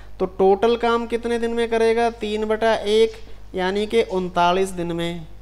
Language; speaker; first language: Hindi; non-native, local second language; Punjabi